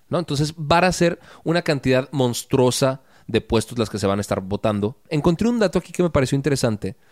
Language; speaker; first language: Spanish; native; Spanish